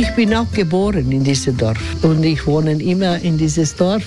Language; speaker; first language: German; non-native, learner; Croatian